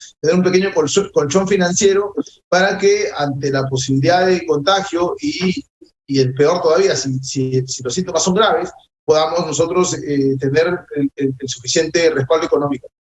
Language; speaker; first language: Spanish; native; Spanish